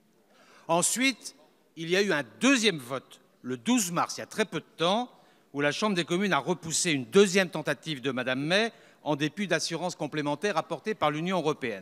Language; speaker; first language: French; native; French